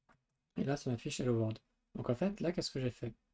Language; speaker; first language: French; native; French